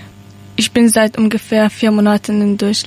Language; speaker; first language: German; non-native, learner; Persian